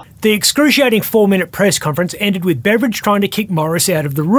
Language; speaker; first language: English; native; English